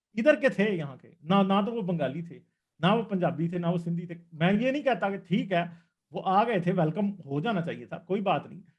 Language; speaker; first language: Urdu; non-native, local second language; Punjabi